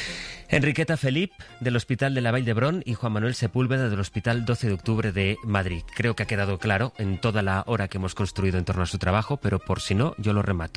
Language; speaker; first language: Spanish; native; Spanish